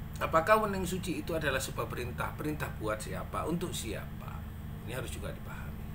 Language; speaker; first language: Indonesian; non-native, local second language; Madurese